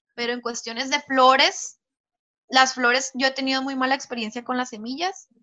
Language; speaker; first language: Spanish; native; Spanish